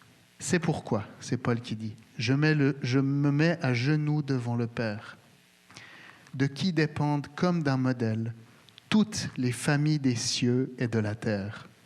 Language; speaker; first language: French; native; French